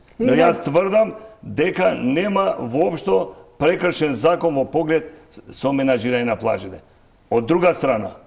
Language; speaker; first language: Macedonian; non-native, local second language; Albanian